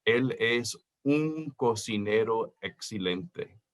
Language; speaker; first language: Spanish; non-native, fluent; English